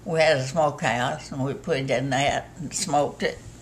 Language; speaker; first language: English; native; English